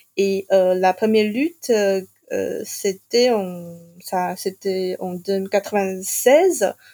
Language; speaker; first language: French; non-native, fluent; Chinese